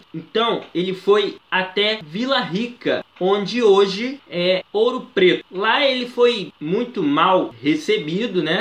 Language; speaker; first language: Portuguese; native; Portuguese